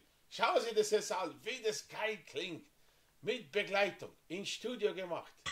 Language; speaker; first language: German; non-native, fluent; Slovenian